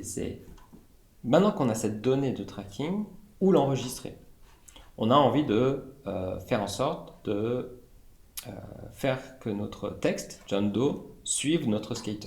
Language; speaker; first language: French; native; French